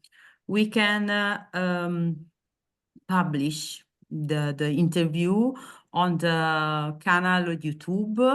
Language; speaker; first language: English; non-native, learner; Italian